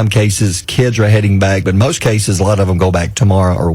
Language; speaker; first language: English; native; English